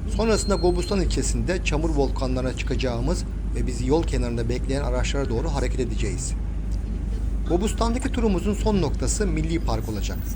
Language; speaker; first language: Turkish; native; Turkish